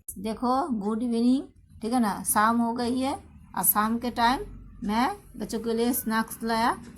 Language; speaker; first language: Hindi; non-native, local second language; Bangla